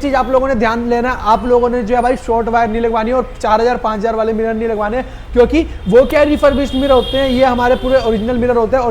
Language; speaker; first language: Hindi; native; Hindi